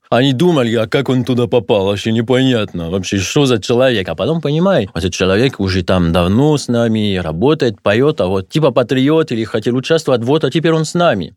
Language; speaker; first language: Russian; non-native, fluent; French